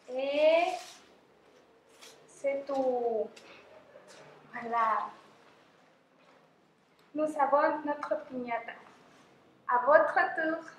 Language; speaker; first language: French; non-native, fluent; Spanish